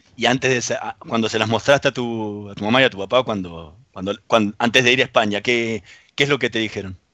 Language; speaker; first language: Spanish; native; Spanish